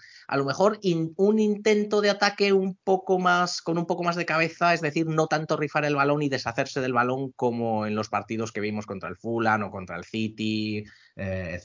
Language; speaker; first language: Spanish; native; Spanish